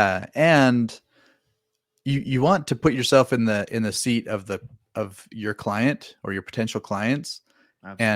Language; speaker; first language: English; native; English